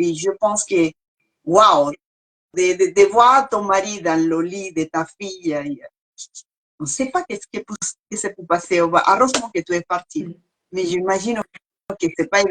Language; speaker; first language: French; non-native, learner; Spanish